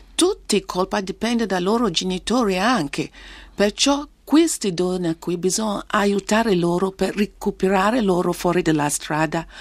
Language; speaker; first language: Italian; non-native, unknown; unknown